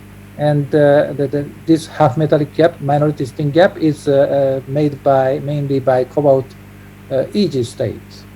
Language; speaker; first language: English; non-native, fluent; Japanese